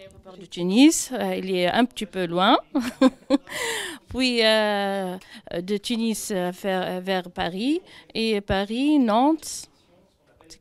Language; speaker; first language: French; non-native, local second language; Arabic